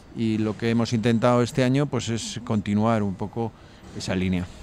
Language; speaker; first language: Spanish; native; Spanish